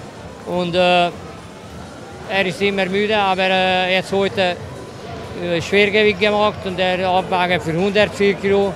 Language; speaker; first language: German; non-native, learner; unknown